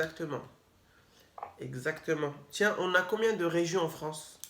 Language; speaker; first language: French; native; French